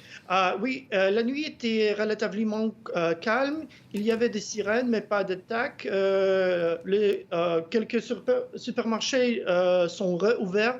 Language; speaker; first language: French; non-native, fluent; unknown